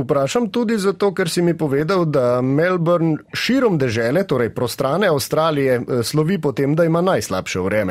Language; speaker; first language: Slovenian; native; Slovenian